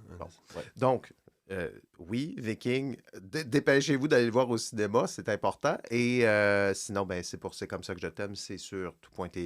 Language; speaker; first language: French; native; French